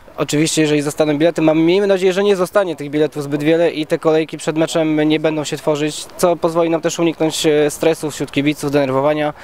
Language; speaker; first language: Polish; native; Polish